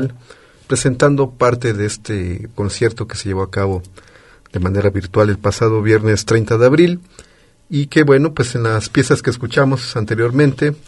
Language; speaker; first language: Spanish; native; Spanish